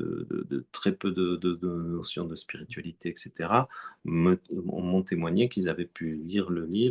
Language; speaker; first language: French; native; French